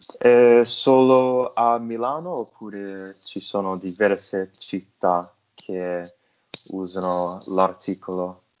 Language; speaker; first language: Italian; non-native, learner; English